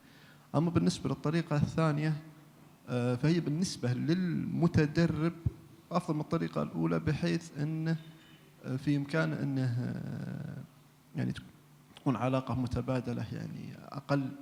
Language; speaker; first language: Arabic; native; Arabic